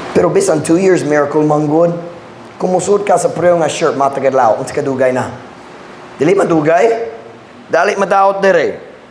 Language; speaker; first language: Cebuano; non-native, fluent; English